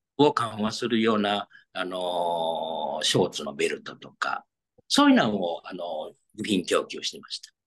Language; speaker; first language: Japanese; native; Japanese